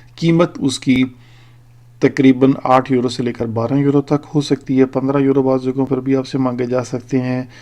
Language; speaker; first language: Urdu; native; Urdu